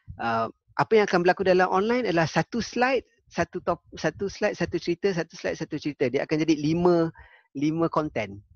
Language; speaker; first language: Malay; native; Malay